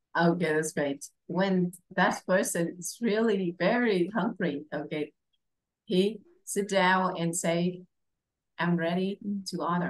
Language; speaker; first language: English; non-native, fluent; Vietnamese